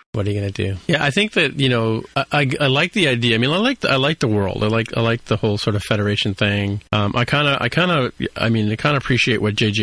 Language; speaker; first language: English; native; English